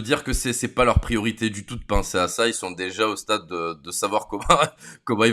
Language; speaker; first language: French; native; French